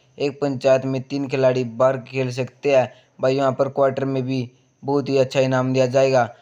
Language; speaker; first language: Hindi; native; Hindi